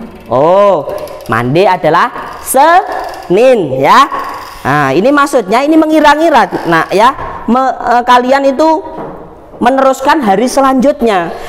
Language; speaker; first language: Indonesian; non-native, local second language; Javanese